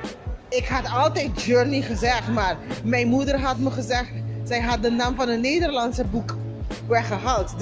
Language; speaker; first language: Dutch; non-native, fluent; Spanish